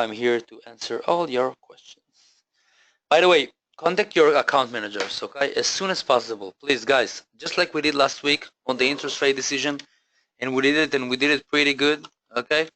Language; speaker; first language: English; non-native, fluent; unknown